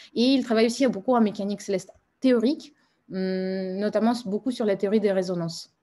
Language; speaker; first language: French; non-native, fluent; Russian